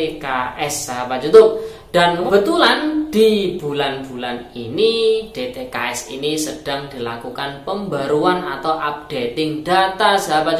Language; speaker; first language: Indonesian; native; Indonesian